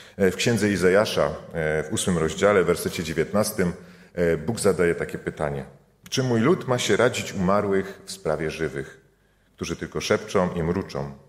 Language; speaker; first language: Polish; native; Polish